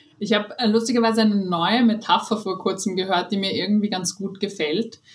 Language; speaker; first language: German; native; German